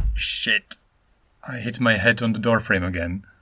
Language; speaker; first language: English; non-native, fluent; Czech